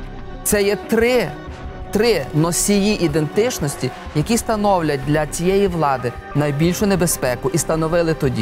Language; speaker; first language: Ukrainian; native; Ukrainian